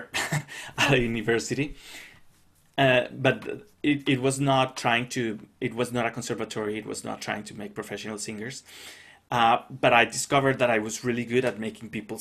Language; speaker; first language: English; non-native, fluent; Spanish